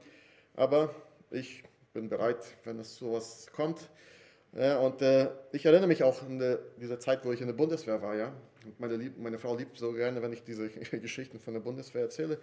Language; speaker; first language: German; non-native, fluent; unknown